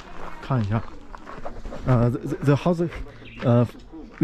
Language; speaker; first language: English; non-native, learner; Chinese